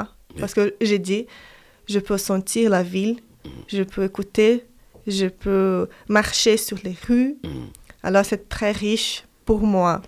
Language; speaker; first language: French; non-native, fluent; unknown